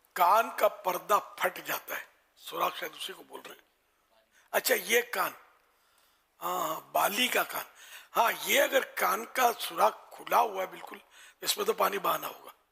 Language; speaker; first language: Urdu; non-native, local second language; Memoni